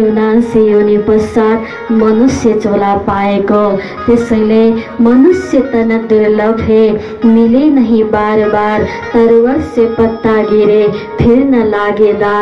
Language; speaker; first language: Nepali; native; Nepali